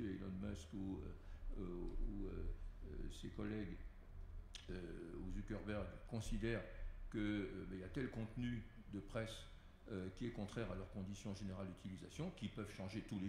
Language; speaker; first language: French; native; French